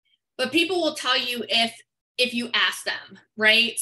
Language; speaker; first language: English; native; English